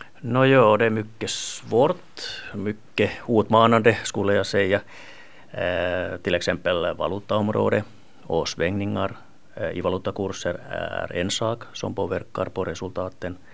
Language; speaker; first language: Swedish; non-native, local second language; Finnish